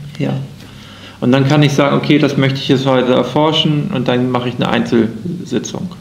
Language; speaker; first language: German; native; German